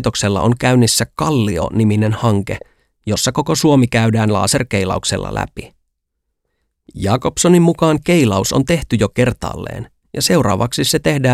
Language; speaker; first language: Finnish; native; Finnish